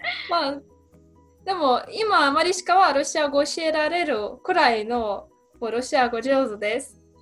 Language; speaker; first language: Japanese; non-native, fluent; Russian